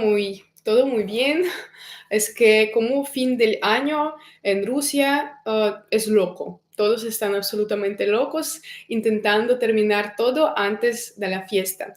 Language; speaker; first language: Spanish; non-native, fluent; Russian